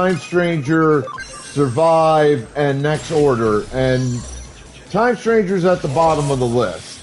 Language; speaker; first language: English; native; English